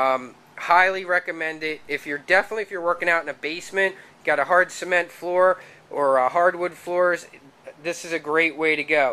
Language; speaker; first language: English; native; English